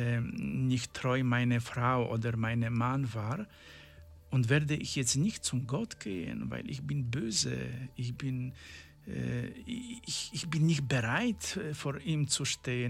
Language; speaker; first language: German; non-native, learner; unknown